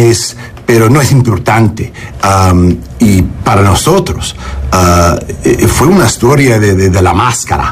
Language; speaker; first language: Spanish; non-native, learner; English